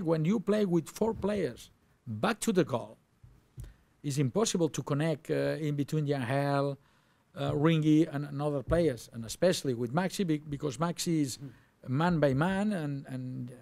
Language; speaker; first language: English; non-native, learner; Catalan